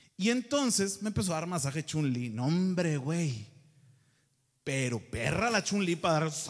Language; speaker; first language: Spanish; native; Spanish